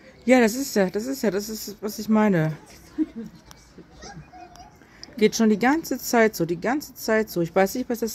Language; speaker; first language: German; native; German